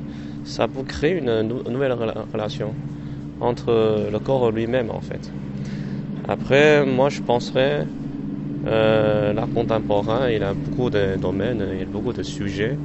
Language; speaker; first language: French; non-native, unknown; Chinese